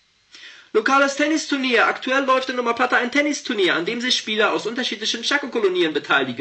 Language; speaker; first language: German; native; German